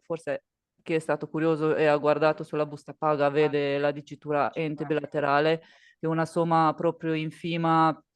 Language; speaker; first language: Italian; native; Italian